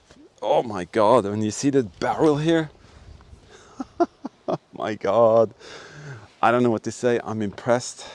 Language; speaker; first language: English; non-native, fluent; Norwegian